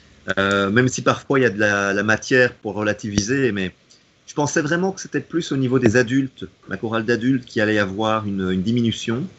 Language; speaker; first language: French; native; French